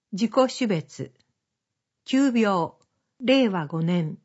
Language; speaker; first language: Japanese; native; Japanese